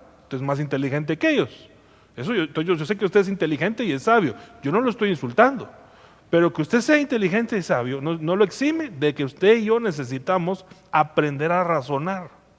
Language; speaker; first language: Spanish; native; Spanish